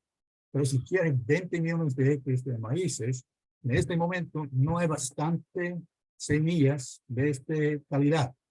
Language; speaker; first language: Spanish; non-native, fluent; English